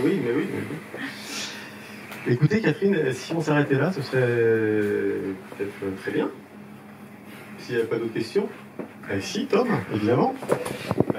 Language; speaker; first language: French; native; French